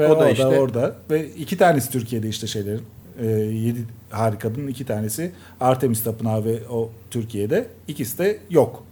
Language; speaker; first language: Turkish; native; Turkish